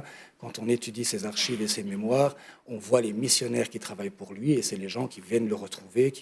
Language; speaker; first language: French; native; French